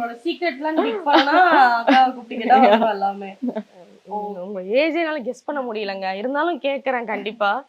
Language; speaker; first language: Tamil; native; Tamil